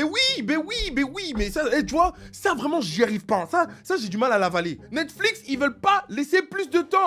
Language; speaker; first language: French; native; French